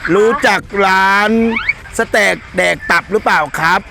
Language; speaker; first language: Thai; native; Thai